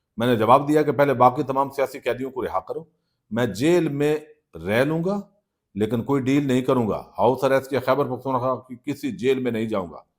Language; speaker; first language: Urdu; non-native, local second language; Punjabi